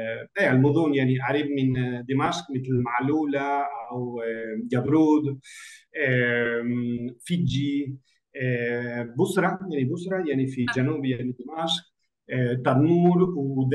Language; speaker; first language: Arabic; non-native, learner; Spanish